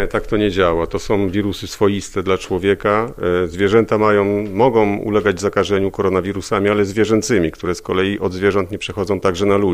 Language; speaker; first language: Polish; native; Polish